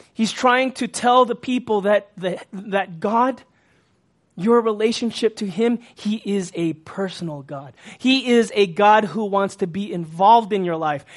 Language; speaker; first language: English; native; English